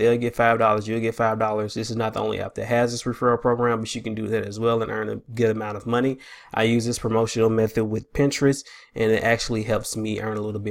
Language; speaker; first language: English; native; English